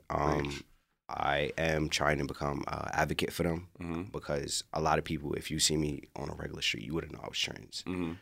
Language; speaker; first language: English; native; English